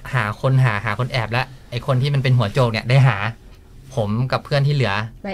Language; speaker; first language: Thai; native; Thai